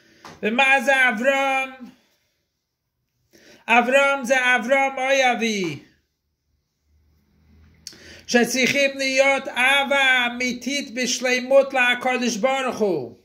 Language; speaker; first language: Hebrew; non-native, fluent; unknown